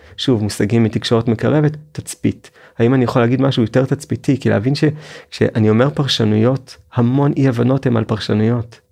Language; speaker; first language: Hebrew; native; Hebrew